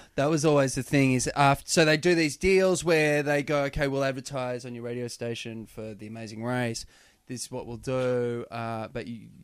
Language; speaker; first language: English; native; English